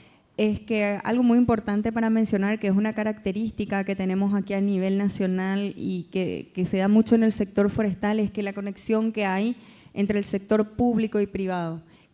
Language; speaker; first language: Spanish; native; Spanish